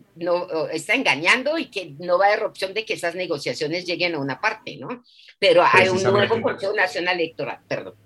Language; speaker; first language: Spanish; non-native, fluent; French